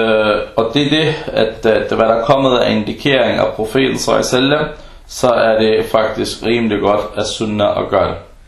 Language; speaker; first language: Danish; early bilingual, other home language; Arabic